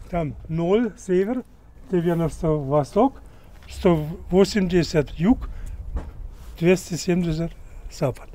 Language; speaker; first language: Russian; non-native, learner; German